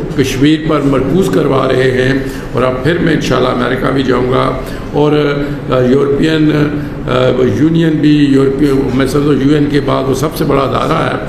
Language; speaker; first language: Urdu; non-native, local second language; Pahari-Potwari